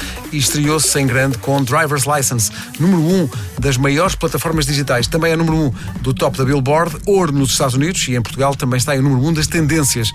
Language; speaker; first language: Portuguese; native; Portuguese